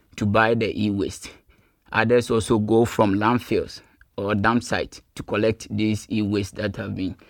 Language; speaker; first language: English; non-native, local second language; Akan